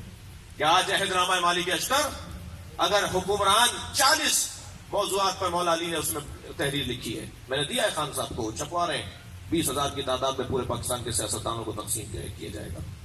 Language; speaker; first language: Urdu; native; Urdu